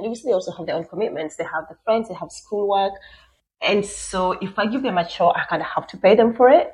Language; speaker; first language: English; non-native, local second language; Luo (Kenya and Tanzania)